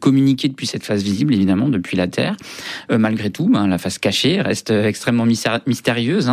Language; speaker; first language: French; native; French